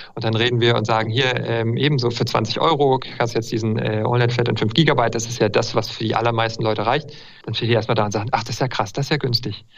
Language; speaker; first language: German; native; German